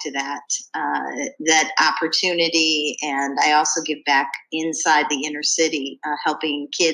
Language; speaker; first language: English; native; English